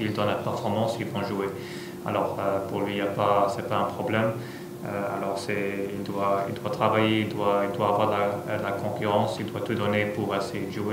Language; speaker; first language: French; non-native, fluent; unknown